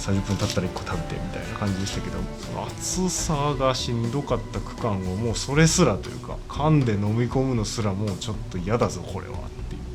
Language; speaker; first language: Japanese; native; Japanese